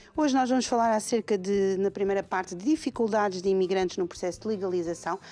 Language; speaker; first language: Portuguese; native; Portuguese